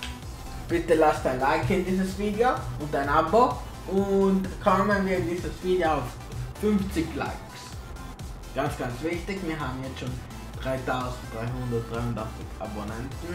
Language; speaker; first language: German; non-native, learner; Italian